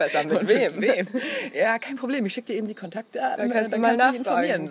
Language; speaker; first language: German; native; German